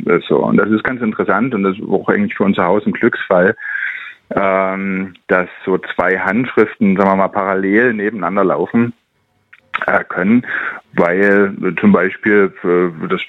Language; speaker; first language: German; native; German